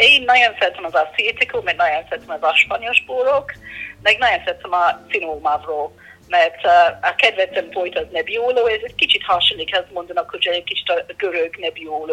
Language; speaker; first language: Hungarian; non-native, learner; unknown